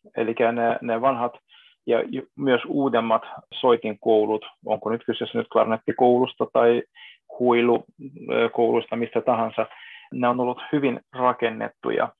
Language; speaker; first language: Finnish; non-native, fluent; Hungarian